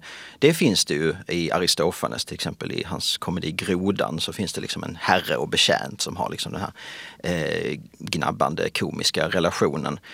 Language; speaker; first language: Swedish; native; Swedish